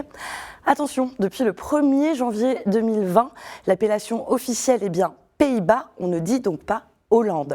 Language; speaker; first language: French; native; French